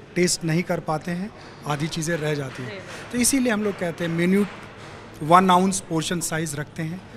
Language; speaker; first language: Hindi; native; Hindi